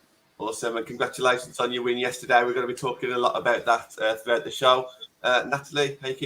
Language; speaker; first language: English; native; English